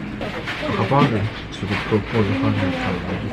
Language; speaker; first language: Korean; non-native, learner; Japanese